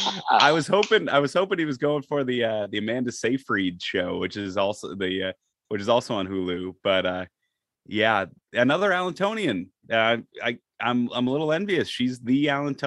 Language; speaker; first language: English; native; English